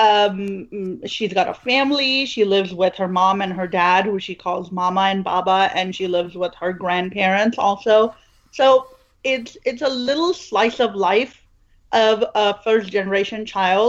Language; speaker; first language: English; non-native, local second language; Urdu